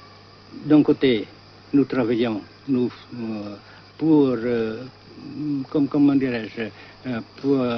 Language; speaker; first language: French; non-native, fluent; Vietnamese